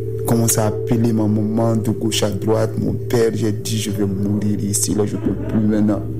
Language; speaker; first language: French; non-native, local second language; Susu